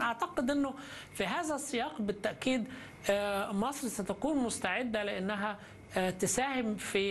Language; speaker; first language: Arabic; native; Arabic